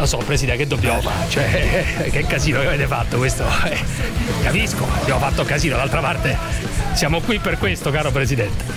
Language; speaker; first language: Italian; native; Italian